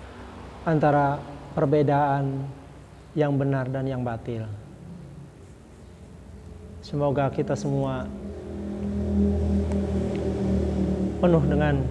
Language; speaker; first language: Indonesian; native; Indonesian